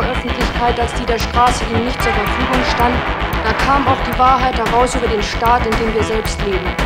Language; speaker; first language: German; native; German